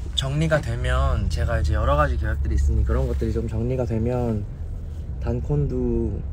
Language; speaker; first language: Korean; early bilingual, heritage; Korean